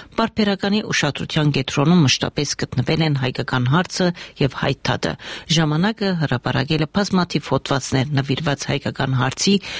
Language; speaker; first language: Armenian; native; Armenian